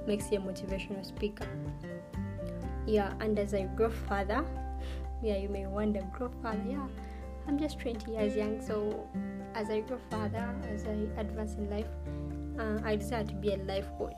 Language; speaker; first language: English; non-native, local second language; Ganda